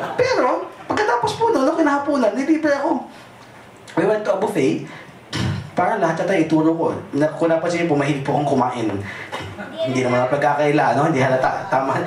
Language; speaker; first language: Filipino; non-native, local second language; Cebuano